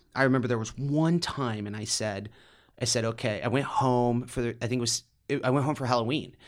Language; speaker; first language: English; native; English